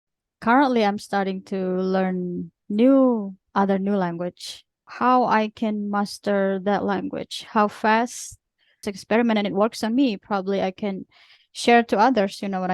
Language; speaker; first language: English; non-native, fluent; Indonesian